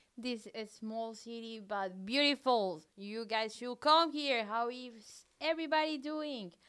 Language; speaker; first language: English; non-native, fluent; Spanish